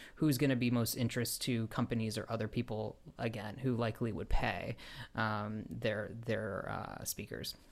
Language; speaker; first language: English; native; English